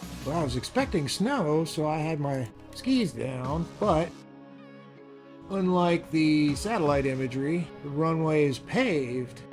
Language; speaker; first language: English; native; English